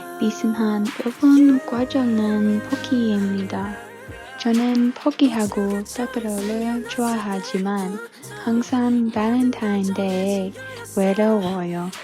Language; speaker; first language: Korean; non-native, learner; English